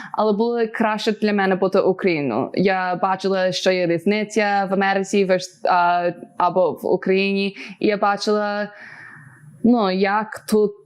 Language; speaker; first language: Ukrainian; early bilingual, other home language; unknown